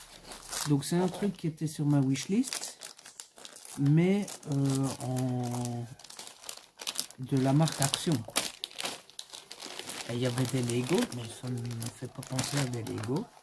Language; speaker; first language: French; native; French